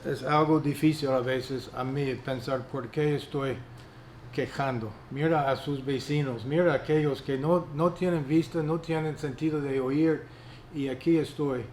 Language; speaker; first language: Spanish; non-native, fluent; English